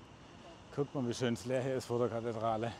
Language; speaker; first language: German; native; German